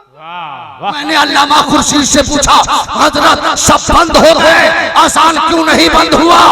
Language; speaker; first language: Hindi; non-native, local second language; Urdu